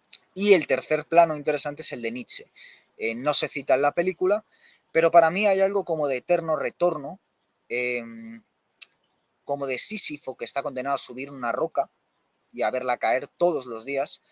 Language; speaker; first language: Spanish; native; Spanish